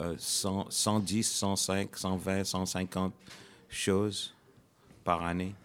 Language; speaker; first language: French; non-native, local second language; Morisyen